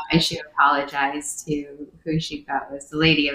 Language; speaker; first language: English; early bilingual, other home language; Vietnamese